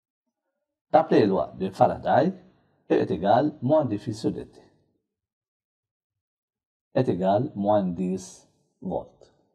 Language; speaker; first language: French; non-native, local second language; Arabic